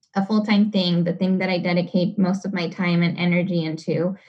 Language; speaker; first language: English; non-native, fluent; Spanish